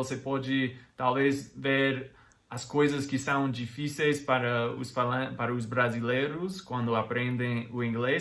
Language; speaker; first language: Portuguese; non-native, fluent; English